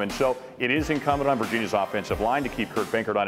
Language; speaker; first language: English; native; English